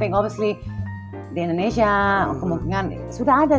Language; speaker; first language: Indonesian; non-native, fluent; Dutch